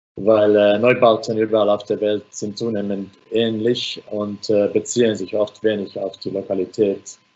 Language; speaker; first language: German; non-native, fluent; Finnish